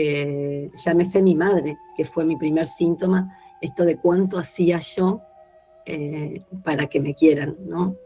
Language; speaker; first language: Spanish; native; Spanish